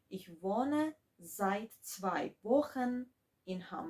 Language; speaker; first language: German; non-native, fluent; Georgian